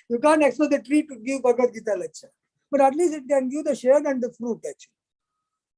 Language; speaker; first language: English; non-native, local second language; Hindi